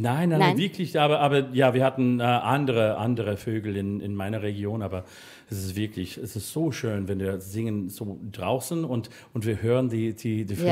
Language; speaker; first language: German; non-native, fluent; English